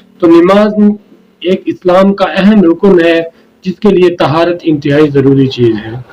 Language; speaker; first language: Urdu; native; Urdu